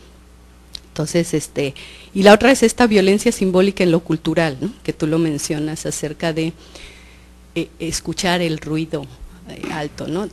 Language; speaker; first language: Spanish; native; Spanish